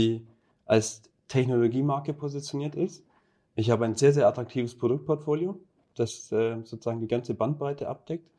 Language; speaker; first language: German; native; German